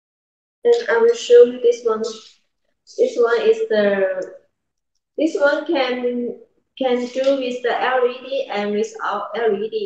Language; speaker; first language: English; non-native, learner; Chinese